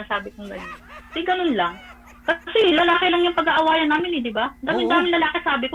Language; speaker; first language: Filipino; native; Filipino